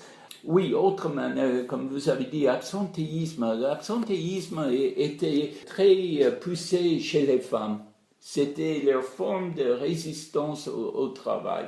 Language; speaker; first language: French; non-native, fluent; English